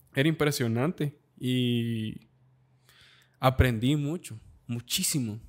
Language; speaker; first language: Spanish; native; Spanish